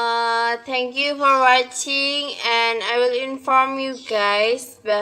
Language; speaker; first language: English; non-native, fluent; Indonesian